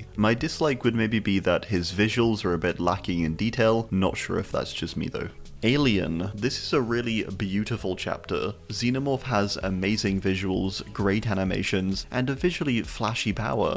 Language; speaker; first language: English; native; English